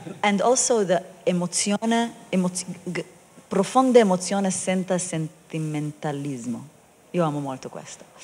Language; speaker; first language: Italian; non-native, learner; Hebrew